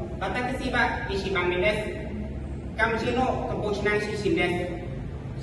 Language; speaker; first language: Japanese; non-native, learner; Khmer